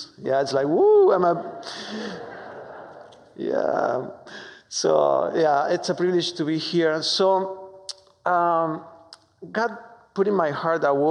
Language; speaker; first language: English; non-native, fluent; Spanish